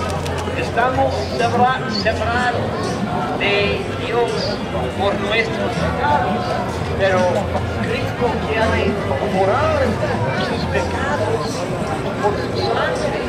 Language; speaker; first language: Spanish; non-native, learner; English